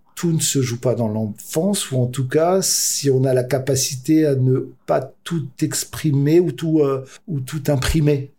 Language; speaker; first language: French; native; French